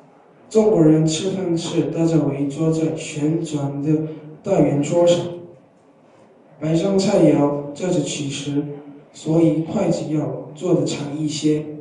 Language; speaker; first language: Chinese; non-native, learner; Korean